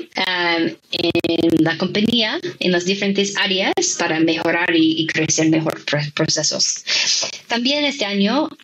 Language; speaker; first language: Spanish; non-native, fluent; English